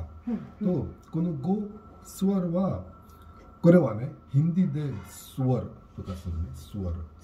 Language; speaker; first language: Japanese; non-native, learner; Hindi